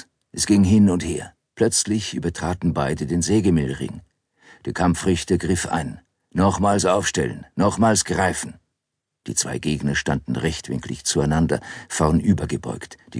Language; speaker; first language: German; native; German